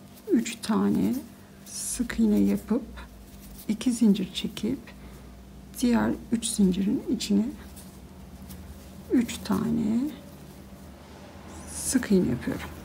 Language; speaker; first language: Turkish; native; Turkish